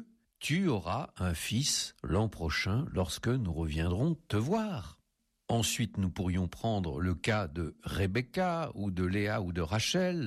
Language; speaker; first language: French; native; French